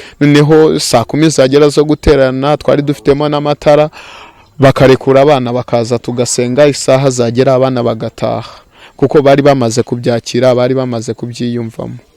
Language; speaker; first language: Kinyarwanda; native; Kinyarwanda